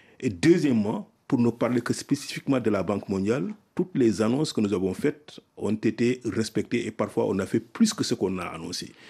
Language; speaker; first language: French; non-native, local second language; Soninke